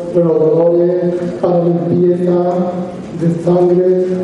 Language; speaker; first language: Spanish; native; Spanish